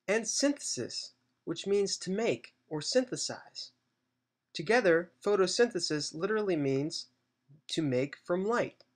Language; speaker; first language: English; native; English